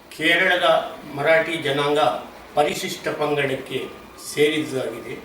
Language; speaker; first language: Kannada; non-native, local second language; Marathi